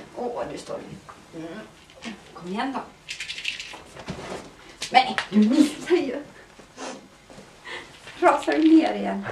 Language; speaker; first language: Swedish; native; Swedish